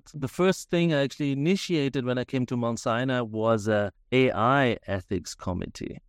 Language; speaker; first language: English; non-native, fluent; German